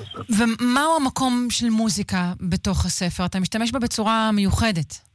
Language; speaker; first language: Hebrew; native; Hebrew